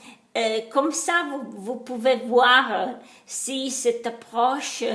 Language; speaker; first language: French; non-native, learner; Italian